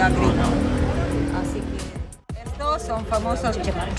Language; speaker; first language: Spanish; non-native, fluent; Serbian